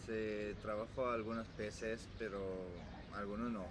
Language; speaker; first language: Spanish; non-native, learner; Arabic